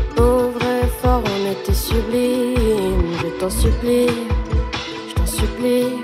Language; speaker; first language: French; native; French